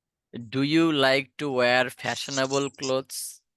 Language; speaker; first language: English; non-native, fluent; Bangla